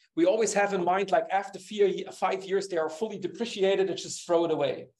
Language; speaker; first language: English; non-native, fluent; German